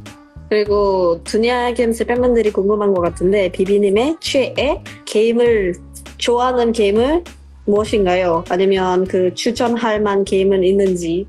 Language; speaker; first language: Korean; non-native, local second language; Indonesian